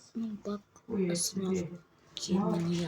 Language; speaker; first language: Russian; native; Russian